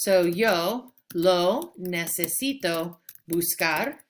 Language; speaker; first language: Spanish; non-native, fluent; English